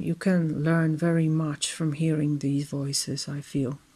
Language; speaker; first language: English; non-native, fluent; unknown